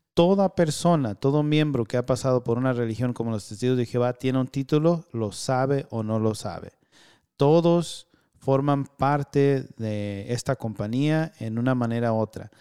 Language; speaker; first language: Spanish; early bilingual, heritage; Spanish